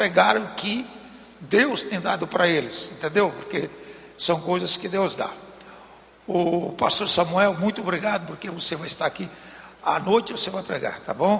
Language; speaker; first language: Portuguese; native; Portuguese